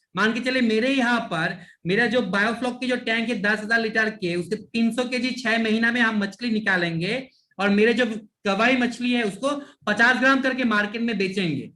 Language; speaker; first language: Hindi; non-native, local second language; Bangla